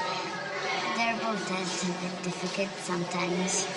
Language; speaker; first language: English; non-native, local second language; Maltese